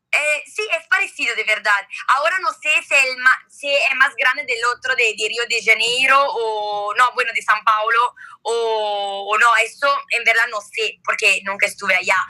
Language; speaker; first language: Spanish; non-native, learner; Italian